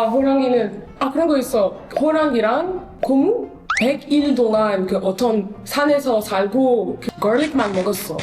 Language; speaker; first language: Korean; non-native, learner; French